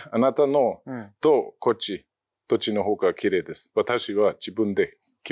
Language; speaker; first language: Japanese; non-native, learner; German